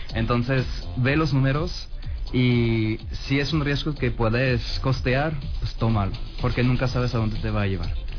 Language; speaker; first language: Spanish; non-native, fluent; French